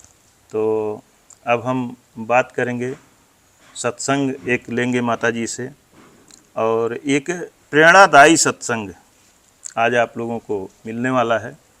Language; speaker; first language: Hindi; native; Hindi